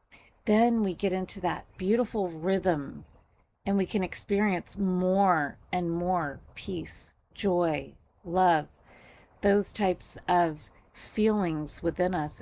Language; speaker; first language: English; native; English